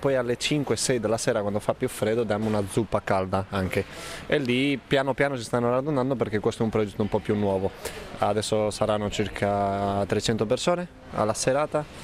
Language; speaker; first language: Italian; non-native, fluent; Spanish